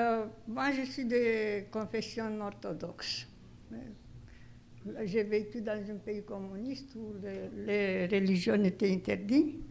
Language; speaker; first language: French; non-native, fluent; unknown